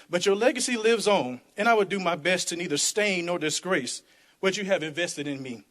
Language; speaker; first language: English; native; English